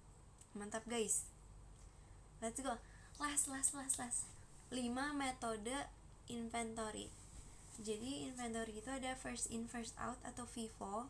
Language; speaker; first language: Indonesian; native; Indonesian